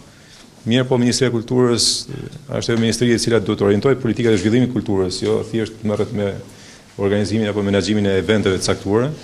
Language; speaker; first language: Albanian; native; Albanian